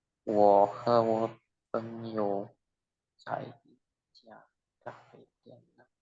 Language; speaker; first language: Chinese; non-native, learner; Indonesian